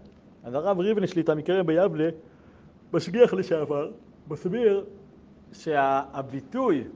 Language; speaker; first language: Hebrew; native; Hebrew